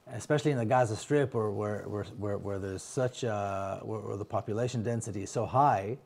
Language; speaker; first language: English; non-native, fluent; Hebrew